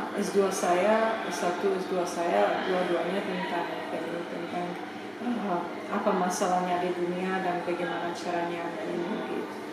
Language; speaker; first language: Indonesian; non-native, fluent; Czech